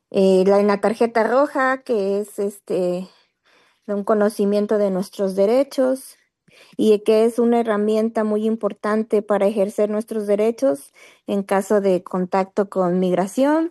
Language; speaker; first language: Spanish; native; Spanish